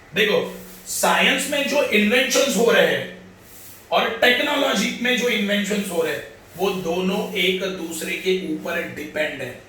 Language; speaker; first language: Hindi; non-native, local second language; Marathi